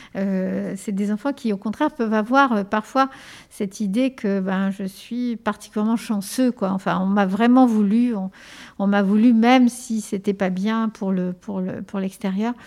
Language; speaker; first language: French; early bilingual, other home language; Spanish